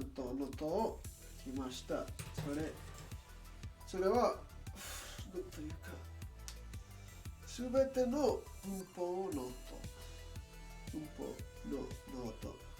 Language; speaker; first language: Japanese; non-native, learner; English